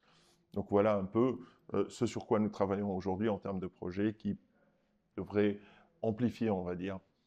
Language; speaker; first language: French; non-native, local second language; Arabic